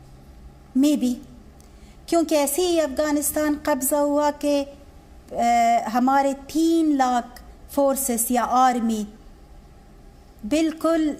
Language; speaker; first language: Hindi; non-native, learner; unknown